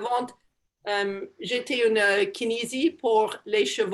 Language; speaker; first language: French; non-native, learner; English